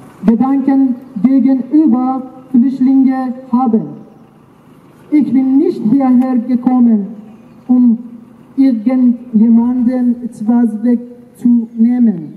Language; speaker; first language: German; non-native, learner; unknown